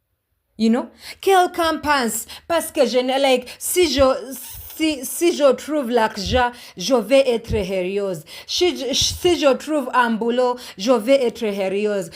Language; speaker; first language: French; non-native, learner; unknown